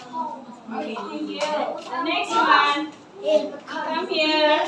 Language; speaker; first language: English; non-native, learner; Indonesian